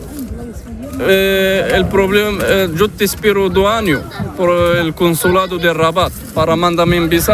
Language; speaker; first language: Spanish; non-native, learner; Arabic